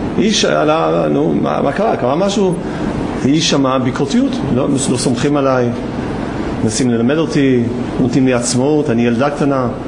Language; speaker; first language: Hebrew; non-native, fluent; English